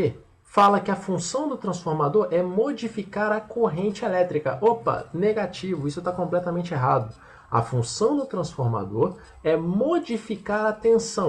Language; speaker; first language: Portuguese; native; Portuguese